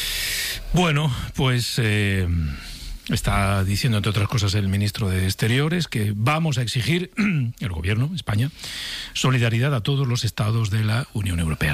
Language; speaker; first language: Spanish; native; Spanish